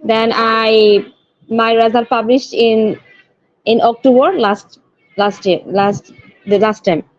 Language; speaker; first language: English; non-native, learner; Bangla